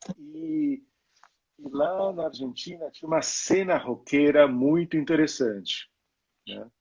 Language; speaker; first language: Portuguese; non-native, fluent; Italian